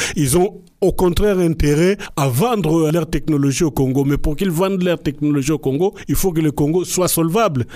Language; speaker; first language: French; non-native, local second language; Lingala